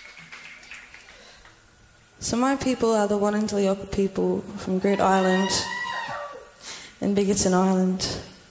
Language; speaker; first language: English; non-native, local second language; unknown